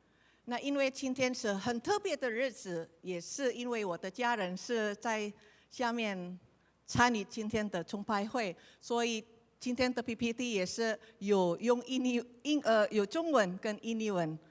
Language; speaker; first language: Chinese; non-native, learner; Indonesian